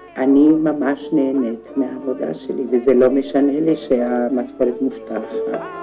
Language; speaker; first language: Hebrew; non-native, fluent; Romanian